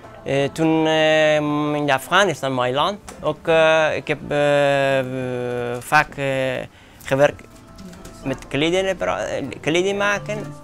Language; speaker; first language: Dutch; non-native, learner; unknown